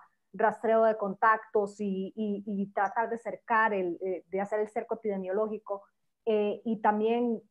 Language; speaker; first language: Spanish; native; Spanish